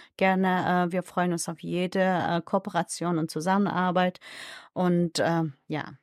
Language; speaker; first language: German; non-native, fluent; Mongolian